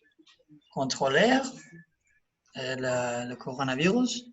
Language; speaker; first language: French; non-native, learner; Spanish